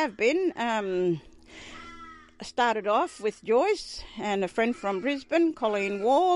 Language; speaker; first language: English; native; English